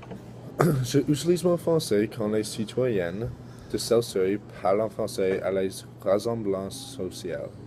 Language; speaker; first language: French; non-native, learner; English